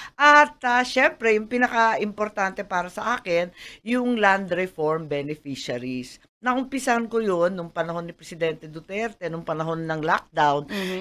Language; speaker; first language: Filipino; native; Filipino